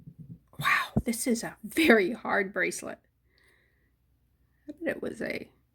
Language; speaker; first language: English; native; English